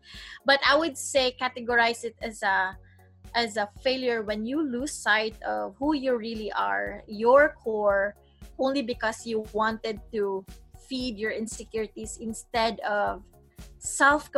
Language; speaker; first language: English; non-native, local second language; Cebuano